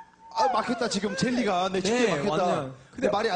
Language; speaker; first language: Korean; native; Korean